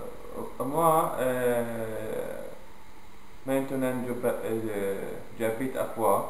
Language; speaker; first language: French; non-native, learner; Arabic